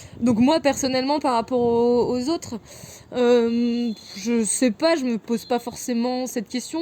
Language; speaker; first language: French; native; French